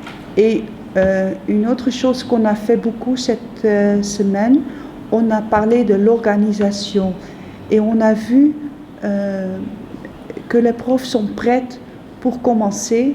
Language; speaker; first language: French; non-native, fluent; Dutch